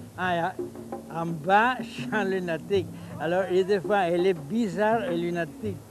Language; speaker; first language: French; non-native, fluent; Spanish